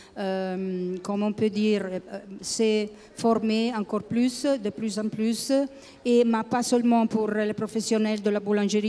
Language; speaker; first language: French; non-native, learner; Italian